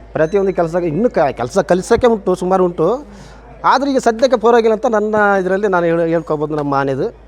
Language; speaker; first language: Kannada; non-native, local second language; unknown